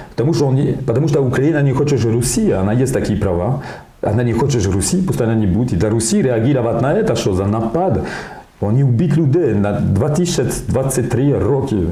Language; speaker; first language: Ukrainian; non-native, learner; French